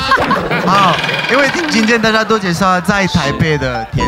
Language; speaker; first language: Chinese; non-native, fluent; French